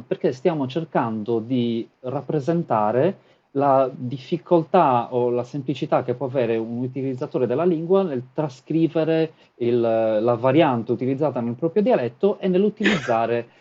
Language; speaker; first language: Italian; native; Italian